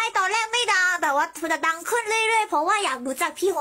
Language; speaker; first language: Thai; early bilingual, other home language; Korean